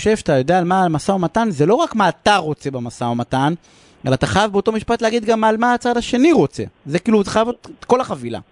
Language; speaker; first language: Hebrew; native; Hebrew